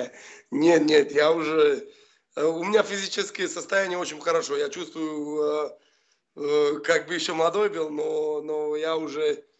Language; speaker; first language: Russian; non-native, fluent; Slovak